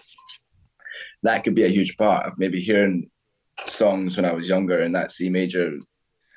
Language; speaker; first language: English; native; English